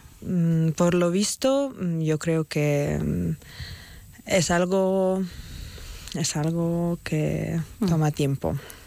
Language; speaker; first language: Spanish; non-native, fluent; Ukrainian